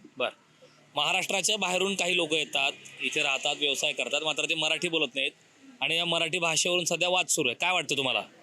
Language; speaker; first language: Marathi; native; Marathi